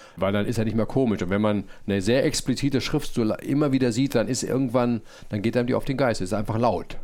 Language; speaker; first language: German; native; German